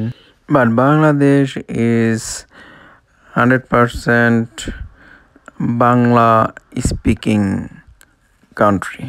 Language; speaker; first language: English; non-native, local second language; Bangla